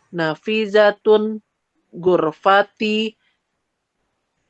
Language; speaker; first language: Arabic; non-native, learner; Indonesian